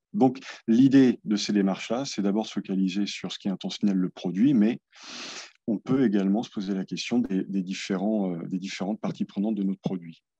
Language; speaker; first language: French; native; French